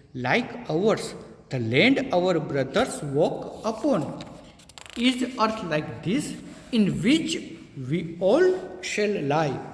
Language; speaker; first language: English; non-native, local second language; Gujarati